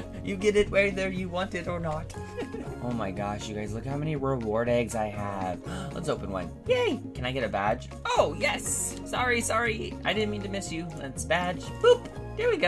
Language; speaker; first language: English; native; English